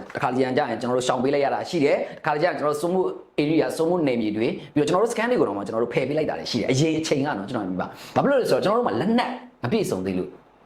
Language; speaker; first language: Burmese; native; Burmese